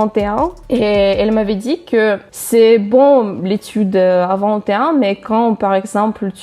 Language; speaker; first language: French; non-native, fluent; Russian